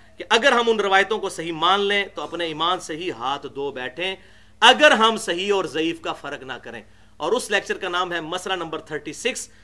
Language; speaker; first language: Urdu; non-native, local second language; Punjabi